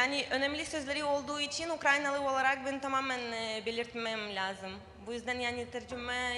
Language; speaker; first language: Turkish; non-native, fluent; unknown